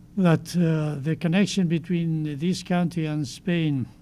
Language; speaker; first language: English; non-native, fluent; Spanish